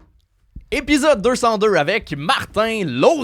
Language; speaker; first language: French; native; French